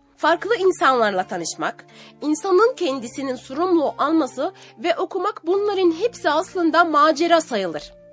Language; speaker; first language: Turkish; non-native, fluent; Arabic